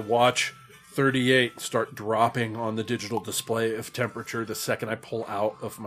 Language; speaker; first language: English; native; English